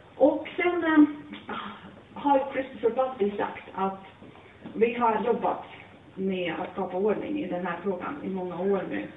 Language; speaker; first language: Swedish; non-native, fluent; Latvian